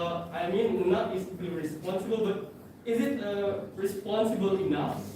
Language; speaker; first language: English; non-native, fluent; Indonesian